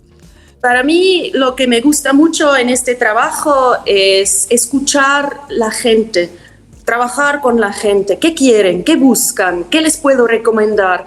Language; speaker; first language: Spanish; non-native, fluent; German